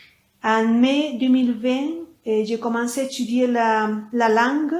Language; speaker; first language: French; non-native, fluent; Spanish